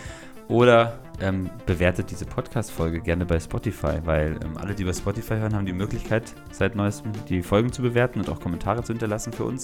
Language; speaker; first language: German; native; German